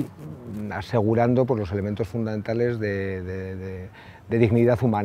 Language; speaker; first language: Spanish; native; Spanish